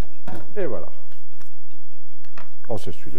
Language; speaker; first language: French; native; French